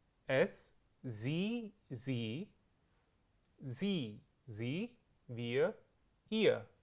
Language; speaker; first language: German; non-native, fluent; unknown